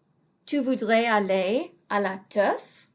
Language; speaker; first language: French; non-native, fluent; English